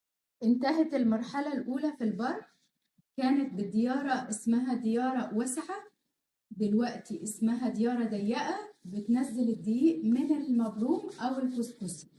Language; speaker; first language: Arabic; native; Arabic